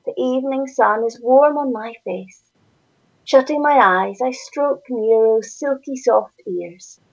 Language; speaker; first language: English; native; English